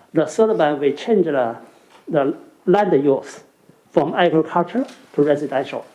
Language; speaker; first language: English; non-native, fluent; Chinese